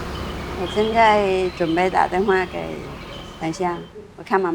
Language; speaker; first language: Chinese; non-native, fluent; Vietnamese